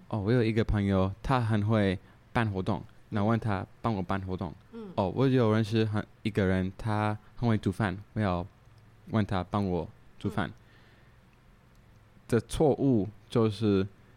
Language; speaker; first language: Chinese; non-native, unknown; English